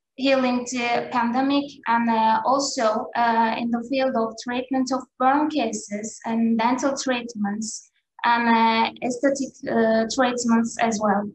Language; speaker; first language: English; non-native, fluent; Turkish